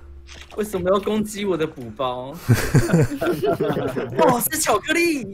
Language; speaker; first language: Chinese; native; Chinese